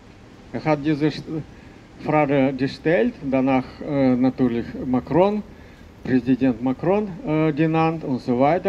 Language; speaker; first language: German; non-native, fluent; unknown